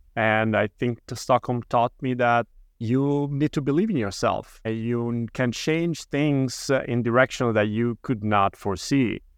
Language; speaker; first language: English; non-native, fluent; Italian